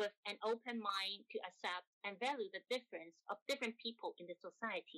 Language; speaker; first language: English; non-native, local second language; Cantonese